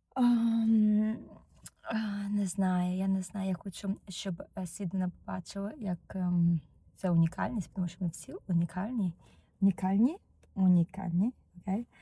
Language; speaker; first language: Ukrainian; native; Ukrainian